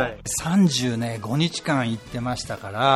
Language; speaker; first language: Japanese; native; Japanese